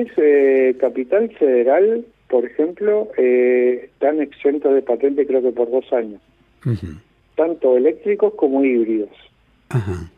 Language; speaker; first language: Spanish; native; Spanish